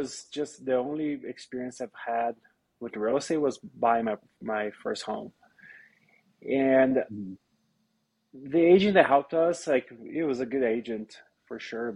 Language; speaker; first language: English; non-native, fluent; Portuguese